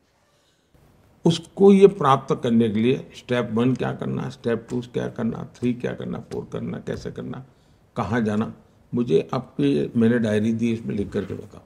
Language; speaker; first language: Hindi; non-native, local second language; Gujarati